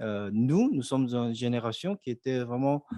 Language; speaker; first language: French; non-native, fluent; Korean